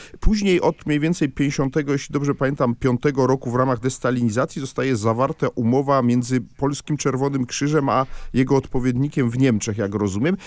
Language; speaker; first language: Polish; native; Polish